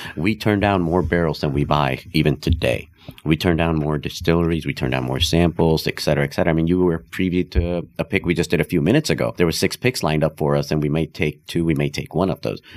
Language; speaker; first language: English; non-native, local second language; Hindi